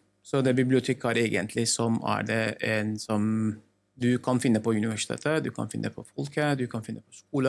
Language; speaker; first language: Norwegian; non-native, learner; Turkish